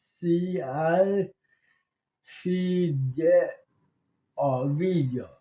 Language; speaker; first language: Russian; non-native, local second language; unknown